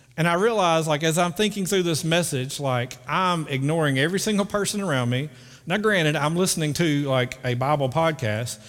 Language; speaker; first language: English; native; English